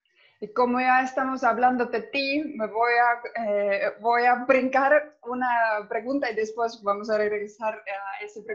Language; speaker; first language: Spanish; non-native, fluent; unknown